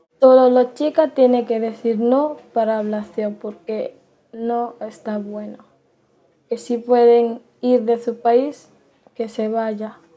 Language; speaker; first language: Spanish; non-native, learner; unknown